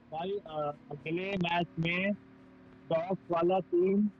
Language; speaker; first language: Hindi; non-native, local second language; Gujarati